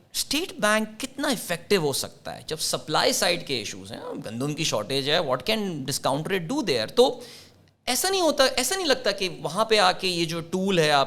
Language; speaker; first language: Urdu; native; Urdu